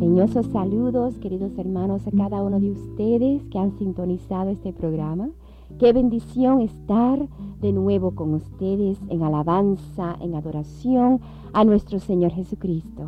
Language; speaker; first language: Spanish; native; Spanish